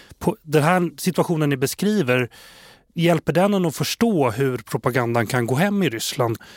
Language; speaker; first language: Swedish; native; Swedish